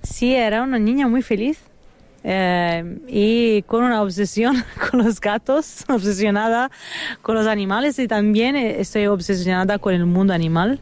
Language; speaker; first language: Spanish; non-native, fluent; Italian